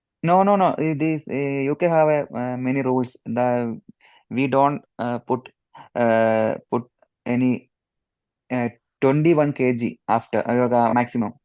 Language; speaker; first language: English; non-native, learner; Malayalam